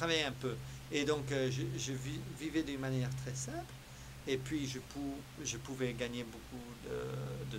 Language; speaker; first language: French; early bilingual, heritage; French